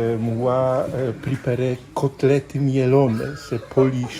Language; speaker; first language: French; non-native, learner; Polish